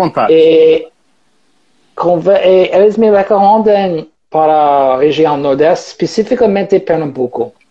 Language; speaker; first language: Portuguese; non-native, learner; English